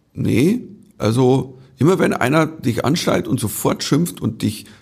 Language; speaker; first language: German; native; German